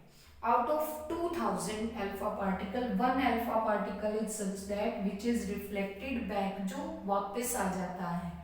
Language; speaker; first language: English; non-native, local second language; Hindi